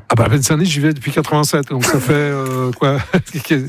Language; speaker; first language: French; native; French